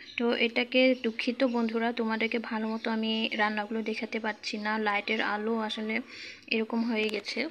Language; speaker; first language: Bangla; non-native, local second language; Garo